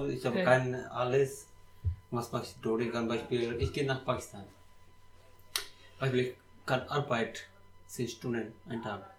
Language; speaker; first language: German; non-native, learner; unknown